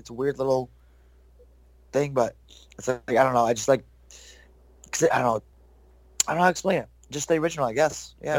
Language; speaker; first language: English; native; English